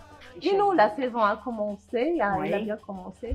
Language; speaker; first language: French; non-native, local second language; Arabic